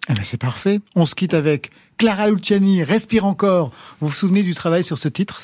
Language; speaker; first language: French; native; French